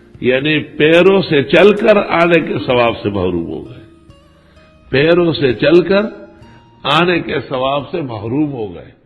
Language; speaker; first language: Urdu; non-native, local second language; Pashto